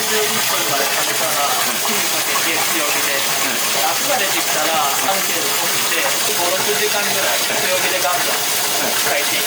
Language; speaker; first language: Japanese; native; Japanese